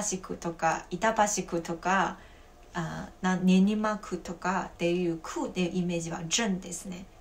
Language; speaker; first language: Japanese; non-native, fluent; Chinese